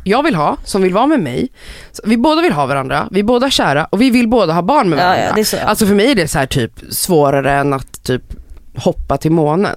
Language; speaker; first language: Swedish; native; Swedish